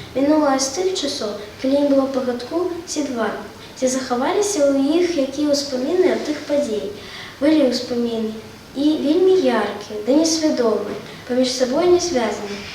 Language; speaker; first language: Belarusian; native; Belarusian